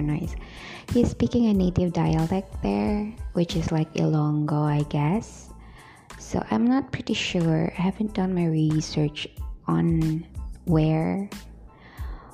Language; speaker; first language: English; non-native, local second language; Cebuano